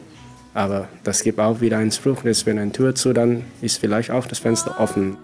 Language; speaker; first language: German; non-native, fluent; Chinese